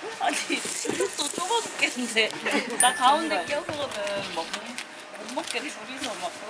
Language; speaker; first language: Korean; native; Korean